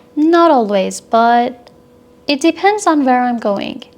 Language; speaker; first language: English; non-native, fluent; Persian